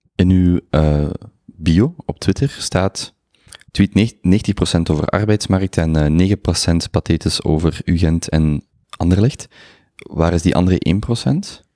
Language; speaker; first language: Dutch; native; Dutch